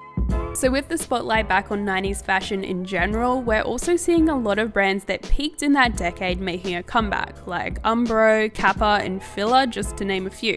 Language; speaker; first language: English; native; English